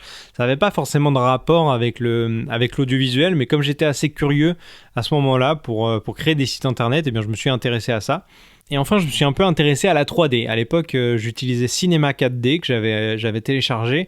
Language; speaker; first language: French; native; French